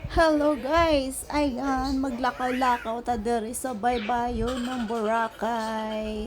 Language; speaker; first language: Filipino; non-native, local second language; Cebuano